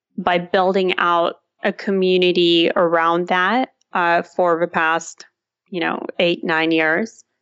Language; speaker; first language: English; early bilingual, other home language; Russian